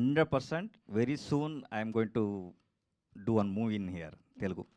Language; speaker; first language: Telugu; non-native, learner; Kannada